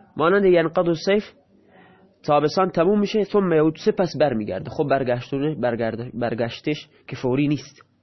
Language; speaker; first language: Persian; non-native, local second language; Baluchi